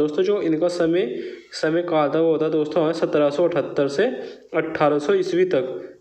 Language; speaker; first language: Hindi; native; Hindi